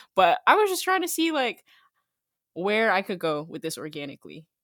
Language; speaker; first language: English; native; English